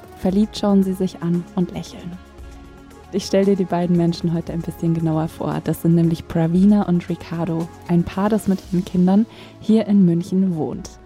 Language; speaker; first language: German; native; German